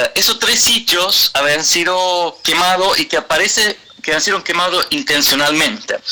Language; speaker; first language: Spanish; non-native, fluent; Swedish